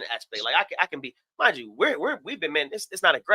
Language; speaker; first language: English; native; English